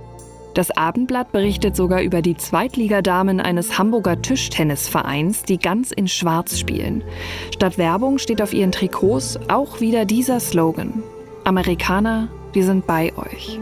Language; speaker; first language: German; native; German